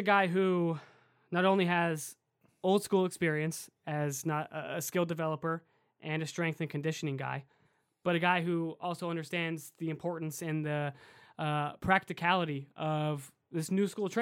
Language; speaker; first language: English; native; English